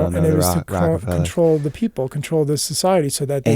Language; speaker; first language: English; native; English